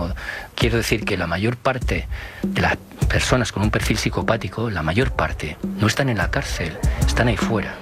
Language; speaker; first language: Spanish; native; Spanish